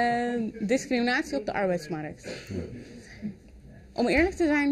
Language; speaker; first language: Dutch; native; Dutch